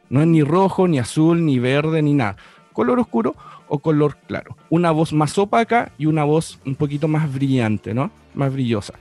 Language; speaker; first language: Spanish; native; Spanish